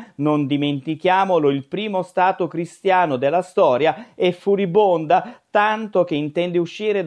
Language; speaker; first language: Italian; native; Italian